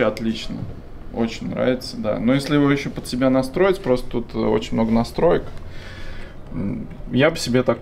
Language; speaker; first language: Russian; native; Russian